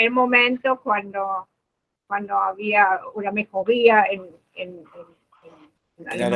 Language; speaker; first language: Spanish; non-native, fluent; German